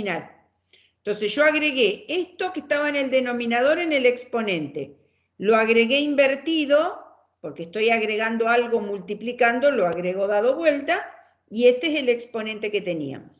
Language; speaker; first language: Spanish; native; Spanish